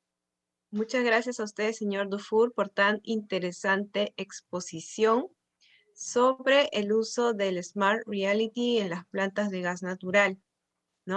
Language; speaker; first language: Spanish; native; Spanish